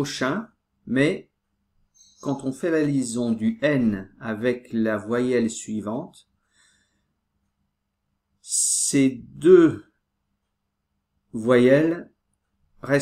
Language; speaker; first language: French; native; French